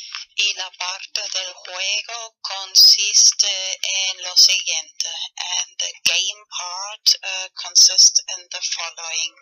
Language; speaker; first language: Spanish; non-native, fluent; German